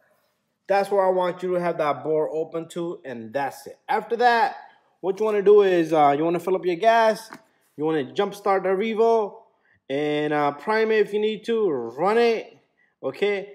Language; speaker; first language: English; native; English